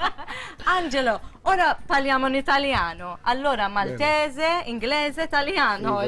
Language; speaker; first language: Italian; non-native, learner; Maltese